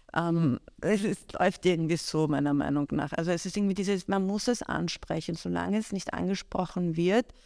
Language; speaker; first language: German; early bilingual, other home language; Persian